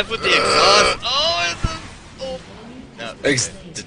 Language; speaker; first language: English; native; English